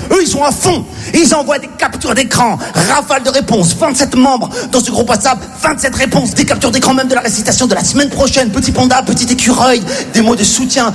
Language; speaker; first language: French; native; French